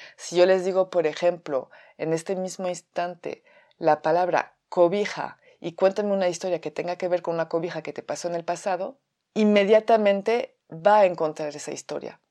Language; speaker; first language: Spanish; non-native, fluent; French